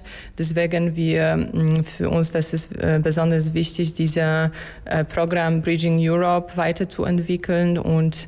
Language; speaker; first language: German; non-native, fluent; Polish